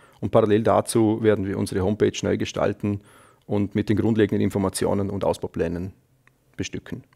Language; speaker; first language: German; native; German